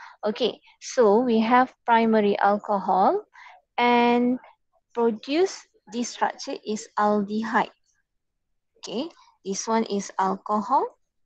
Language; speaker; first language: English; non-native, local second language; Malay